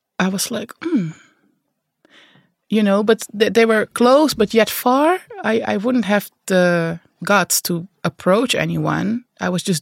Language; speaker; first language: English; non-native, fluent; Dutch